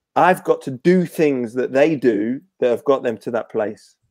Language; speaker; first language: English; native; English